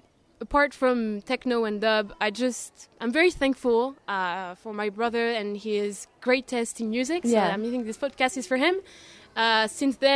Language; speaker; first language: English; non-native, fluent; French